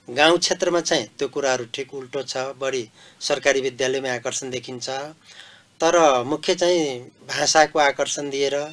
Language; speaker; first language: Nepali; non-native, local second language; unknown